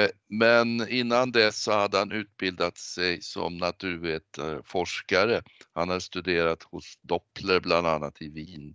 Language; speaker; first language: Swedish; native; Swedish